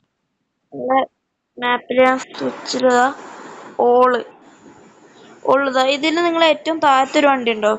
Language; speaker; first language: Malayalam; native; Malayalam